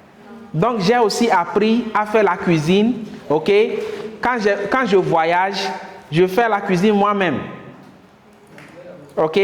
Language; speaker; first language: French; non-native, local second language; Kinyarwanda